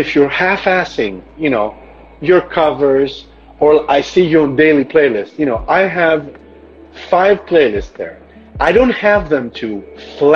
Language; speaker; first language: English; non-native, fluent; Greek